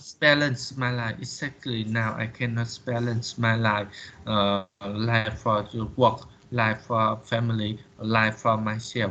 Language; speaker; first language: English; non-native, learner; Vietnamese